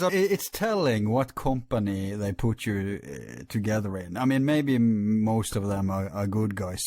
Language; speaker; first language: English; non-native, fluent; Norwegian